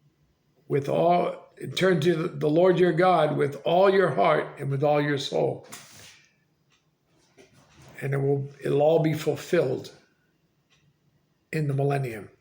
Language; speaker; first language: English; native; English